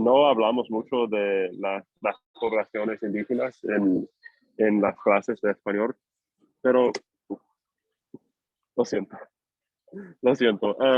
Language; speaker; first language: Spanish; non-native, fluent; English